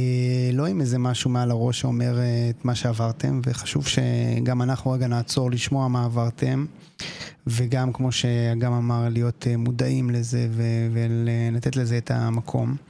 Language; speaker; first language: Hebrew; native; Hebrew